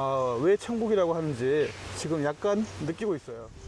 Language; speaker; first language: Korean; native; Korean